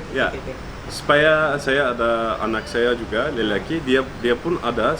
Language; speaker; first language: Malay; non-native, fluent; Turkish